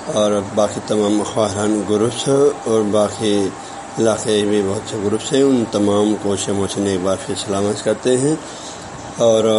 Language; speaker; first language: Urdu; non-native, local second language; Balti